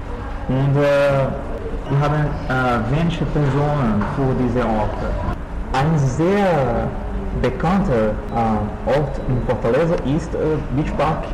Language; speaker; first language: German; non-native, learner; Portuguese